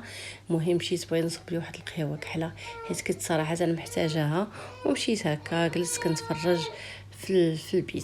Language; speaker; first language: Arabic; native; Arabic